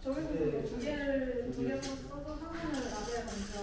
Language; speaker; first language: Korean; native; Korean